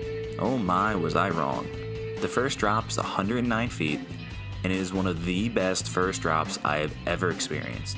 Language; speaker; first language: English; native; English